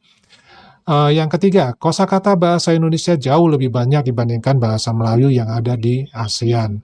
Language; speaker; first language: Indonesian; native; Indonesian